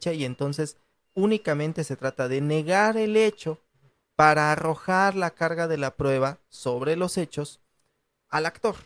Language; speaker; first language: Spanish; native; Spanish